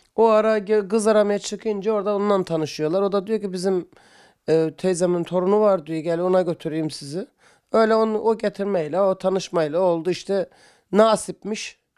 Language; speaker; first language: Turkish; native; Turkish